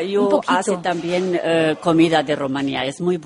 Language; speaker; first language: Spanish; non-native, learner; Romanian